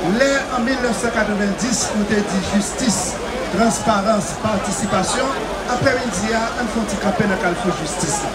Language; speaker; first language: French; non-native, local second language; Haitian Creole